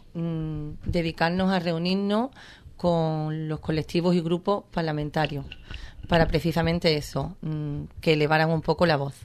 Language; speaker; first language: Spanish; native; Spanish